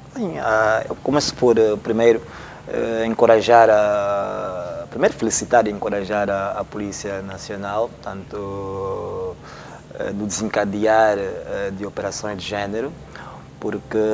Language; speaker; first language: Portuguese; native; Portuguese